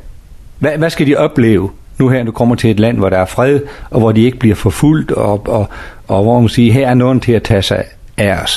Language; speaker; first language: Danish; native; Danish